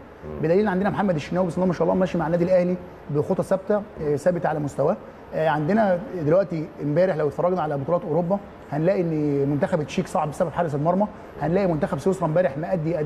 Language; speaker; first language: Arabic; native; Arabic